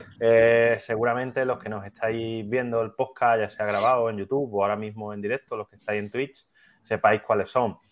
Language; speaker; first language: Spanish; native; Spanish